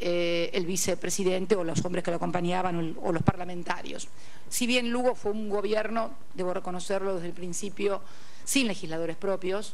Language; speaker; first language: Spanish; native; Spanish